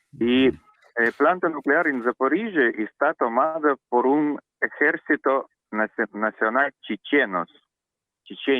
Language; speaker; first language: Spanish; non-native, learner; Russian